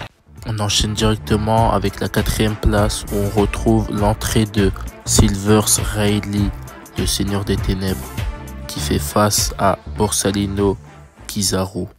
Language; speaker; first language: French; native; French